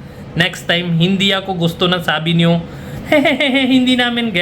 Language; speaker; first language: Filipino; non-native, learner; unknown